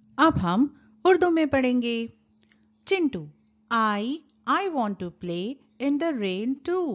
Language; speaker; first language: Urdu; native; Urdu